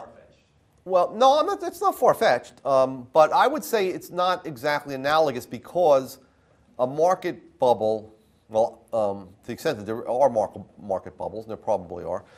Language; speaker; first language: English; native; English